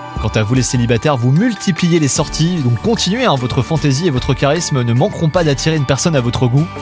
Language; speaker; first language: French; native; French